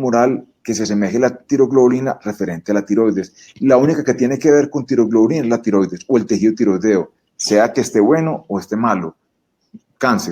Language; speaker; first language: Spanish; native; Spanish